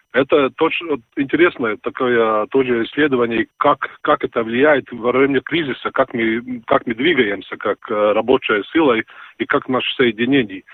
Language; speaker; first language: Russian; non-native, fluent; Latvian